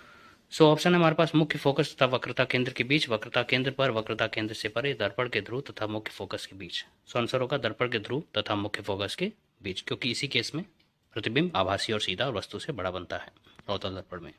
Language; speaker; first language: Hindi; native; Hindi